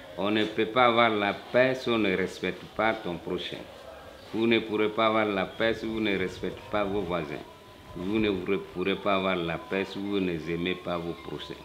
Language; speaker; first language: French; non-native, local second language; Bambara